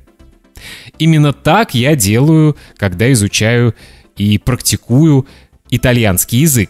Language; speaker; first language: Russian; native; Russian